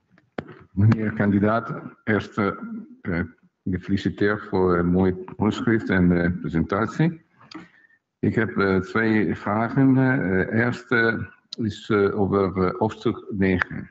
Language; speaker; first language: Dutch; non-native, fluent; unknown